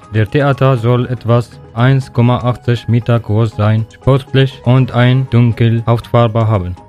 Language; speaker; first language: German; non-native, learner; Arabic